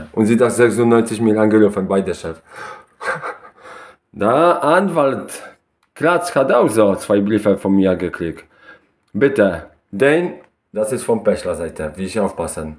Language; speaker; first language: German; non-native, learner; Polish